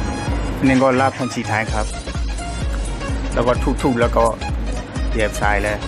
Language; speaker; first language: Thai; non-native, fluent; Burmese